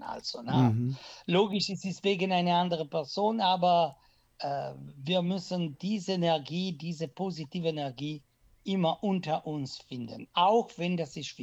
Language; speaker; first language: German; non-native, fluent; Italian